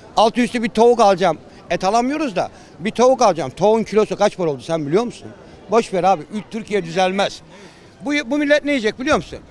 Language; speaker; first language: Turkish; non-native, local second language; Kurdish